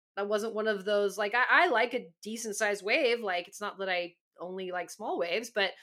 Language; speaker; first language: English; native; English